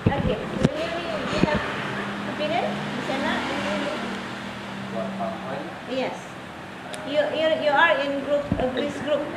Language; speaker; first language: English; non-native, learner; Indonesian